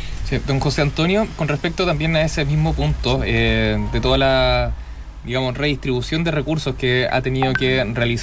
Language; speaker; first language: Spanish; native; Spanish